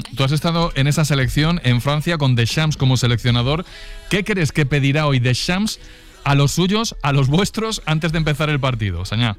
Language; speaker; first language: Spanish; native; Spanish